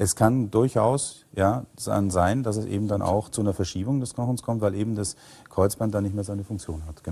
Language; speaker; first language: German; native; German